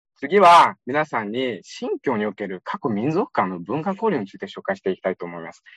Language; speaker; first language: Japanese; non-native, fluent; Uyghur